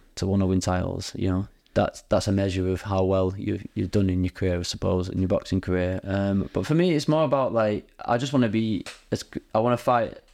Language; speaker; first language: English; native; English